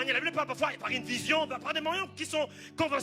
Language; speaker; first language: French; native; French